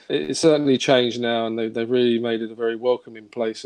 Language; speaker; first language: English; native; English